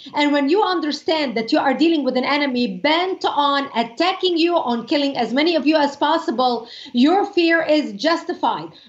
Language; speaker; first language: English; non-native, fluent; Arabic